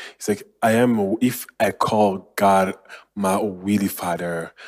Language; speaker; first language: English; non-native, learner; Rundi